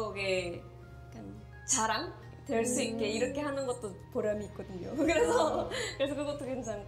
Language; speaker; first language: Korean; non-native, fluent; Indonesian